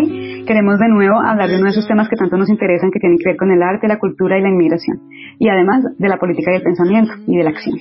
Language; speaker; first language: Spanish; native; Spanish